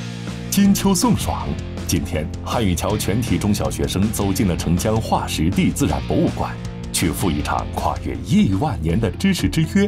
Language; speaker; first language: Chinese; native; Chinese